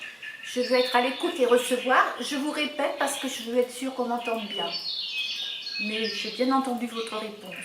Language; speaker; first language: French; native; French